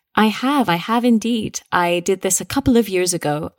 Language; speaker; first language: English; native; English